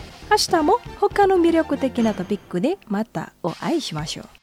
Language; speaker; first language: Japanese; non-native, fluent; Indonesian